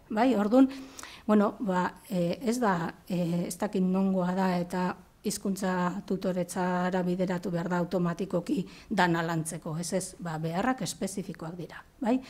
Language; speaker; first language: Basque; native; Basque